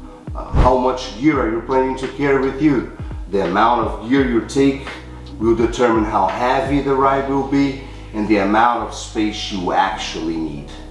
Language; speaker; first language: English; non-native, fluent; Portuguese